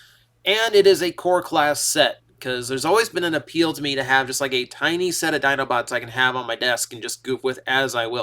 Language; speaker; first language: English; native; English